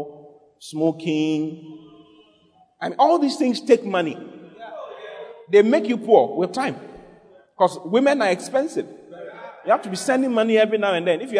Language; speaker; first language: English; non-native, local second language; Akan